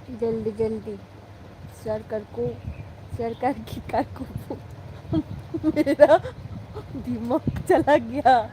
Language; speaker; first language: Hindi; non-native, local second language; Bangla